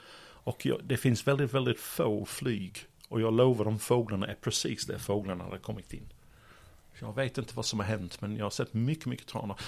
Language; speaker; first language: Swedish; non-native, fluent; English